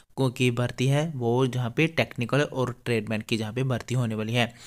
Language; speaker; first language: Hindi; native; Hindi